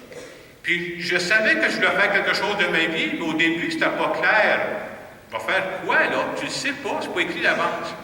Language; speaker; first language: French; native; French